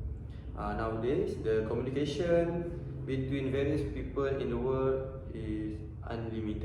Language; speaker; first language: English; non-native, learner; Malay